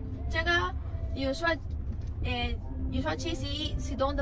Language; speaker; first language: Chinese; non-native, learner; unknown